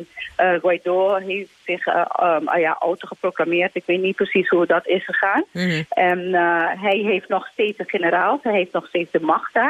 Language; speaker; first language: Dutch; non-native, local second language; Papiamento